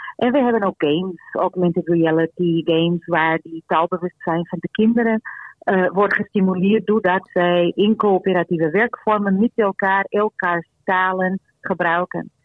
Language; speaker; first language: Dutch; non-native, fluent; Portuguese